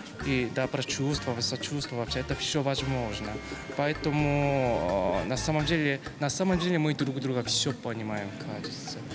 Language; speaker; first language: Russian; non-native, fluent; Korean